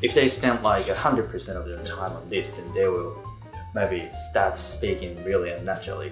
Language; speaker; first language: English; non-native, fluent; Japanese